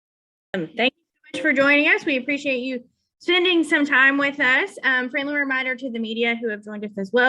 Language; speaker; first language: English; native; English